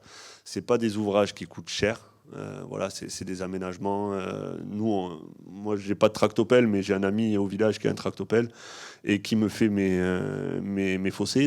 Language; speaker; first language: French; native; French